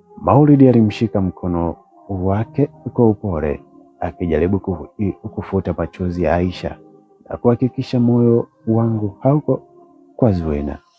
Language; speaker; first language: Swahili; native; Swahili